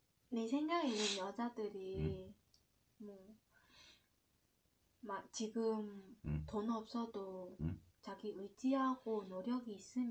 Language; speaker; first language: Korean; non-native, learner; Vietnamese